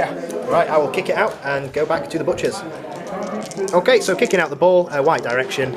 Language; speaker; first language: English; native; English